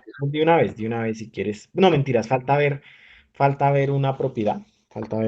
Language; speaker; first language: Spanish; native; Spanish